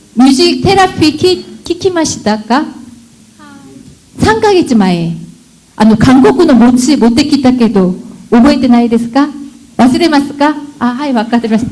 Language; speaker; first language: Japanese; non-native, learner; Korean